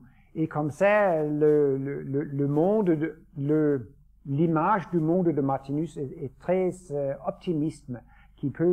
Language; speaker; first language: French; non-native, fluent; Danish